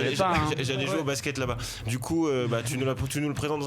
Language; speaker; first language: French; native; French